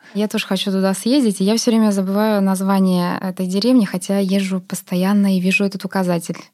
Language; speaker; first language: Russian; native; Russian